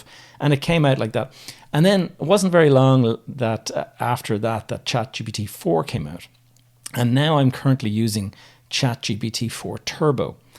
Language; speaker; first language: English; native; English